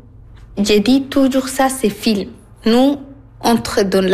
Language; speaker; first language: French; non-native, learner; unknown